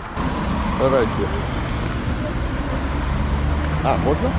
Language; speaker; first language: Russian; non-native, learner; English